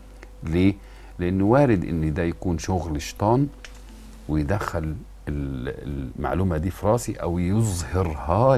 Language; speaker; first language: Arabic; native; Arabic